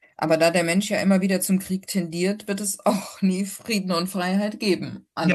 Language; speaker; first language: German; native; German